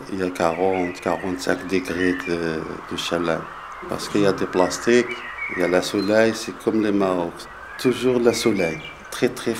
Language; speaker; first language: French; non-native, learner; Arabic